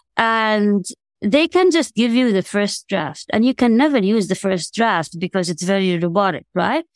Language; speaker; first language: English; non-native, fluent; Arabic